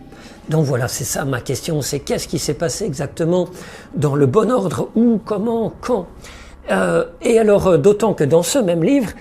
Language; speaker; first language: French; native; French